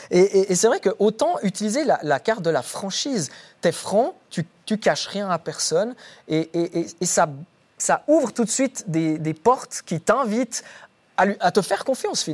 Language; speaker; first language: French; native; French